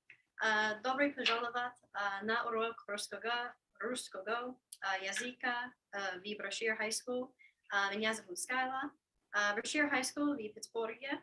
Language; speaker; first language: Russian; non-native, learner; English